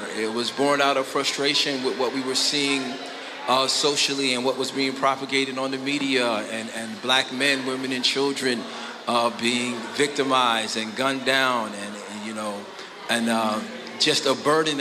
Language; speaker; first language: English; native; English